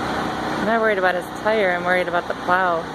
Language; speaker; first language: English; native; English